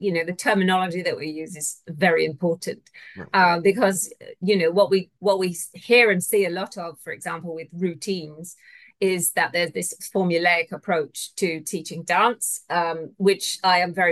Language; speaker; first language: English; native; English